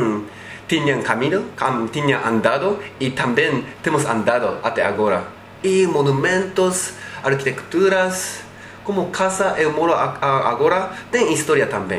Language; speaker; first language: Portuguese; non-native, learner; Japanese